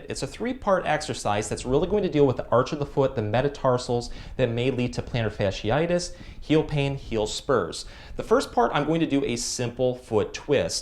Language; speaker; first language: English; native; English